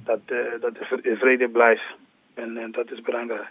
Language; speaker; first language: Dutch; non-native, learner; English